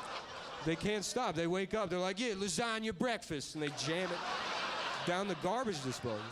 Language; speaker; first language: English; native; English